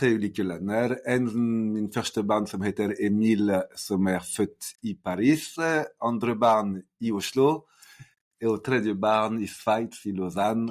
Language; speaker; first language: Norwegian; non-native, fluent; French